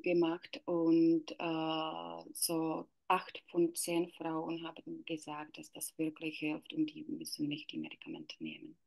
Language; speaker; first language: German; non-native, learner; Czech